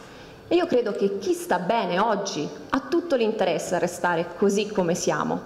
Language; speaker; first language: Italian; native; Italian